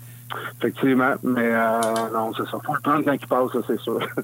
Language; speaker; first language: French; native; French